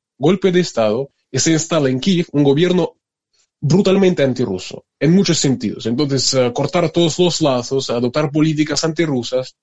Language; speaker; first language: Spanish; non-native, fluent; Russian